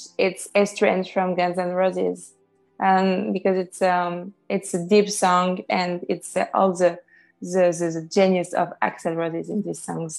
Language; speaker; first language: English; non-native, fluent; French